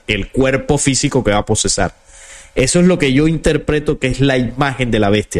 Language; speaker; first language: Spanish; native; Spanish